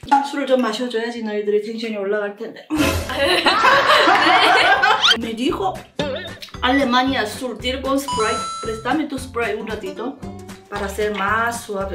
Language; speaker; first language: Spanish; non-native, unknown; Korean